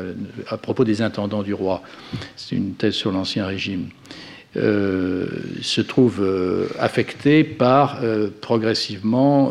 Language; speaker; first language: French; native; French